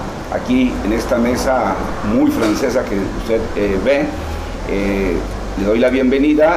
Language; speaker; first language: Spanish; native; Spanish